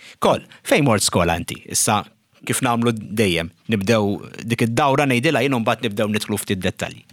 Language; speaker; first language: Maltese; native; Maltese